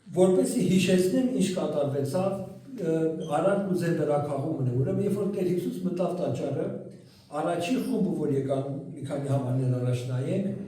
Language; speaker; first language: Armenian; early bilingual, heritage; Armenian